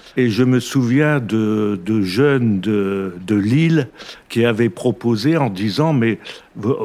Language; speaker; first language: French; native; French